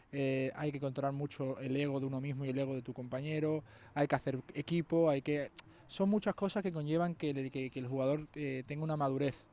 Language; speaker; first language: Spanish; native; Spanish